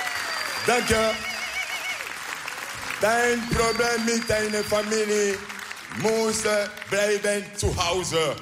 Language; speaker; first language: Dutch; non-native, learner; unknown